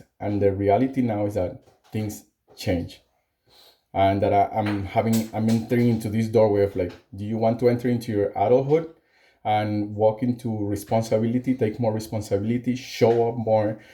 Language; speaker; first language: English; non-native, fluent; Spanish